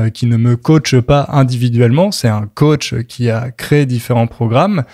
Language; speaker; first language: French; native; French